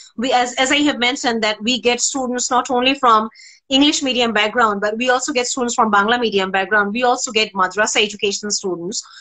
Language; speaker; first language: English; non-native, local second language; Bangla